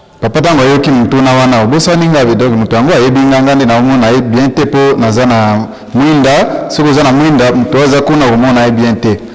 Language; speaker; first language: Lingala; non-native, local second language; Swahili